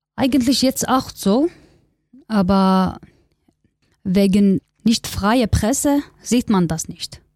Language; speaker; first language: German; non-native, learner; Kurdish